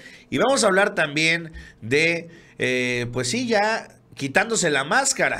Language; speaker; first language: Spanish; native; Spanish